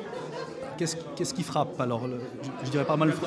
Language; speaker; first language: French; native; French